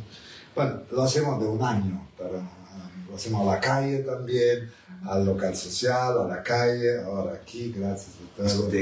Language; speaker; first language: Spanish; non-native, learner; Italian